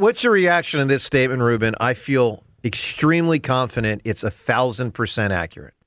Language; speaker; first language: English; native; English